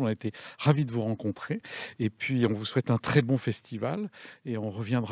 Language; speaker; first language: French; native; French